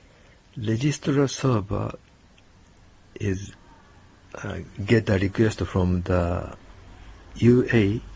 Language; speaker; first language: English; non-native, learner; Japanese